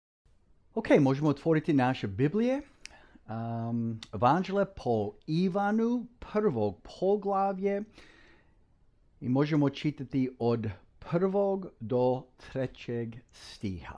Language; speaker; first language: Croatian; non-native, fluent; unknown